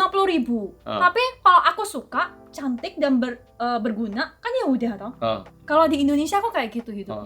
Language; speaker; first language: Indonesian; early bilingual, other home language; Korean